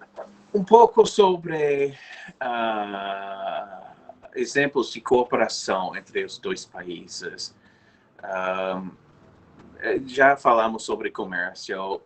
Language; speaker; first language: Portuguese; non-native, fluent; English